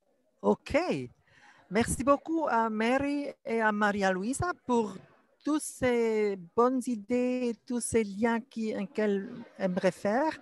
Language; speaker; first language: French; non-native, local second language; German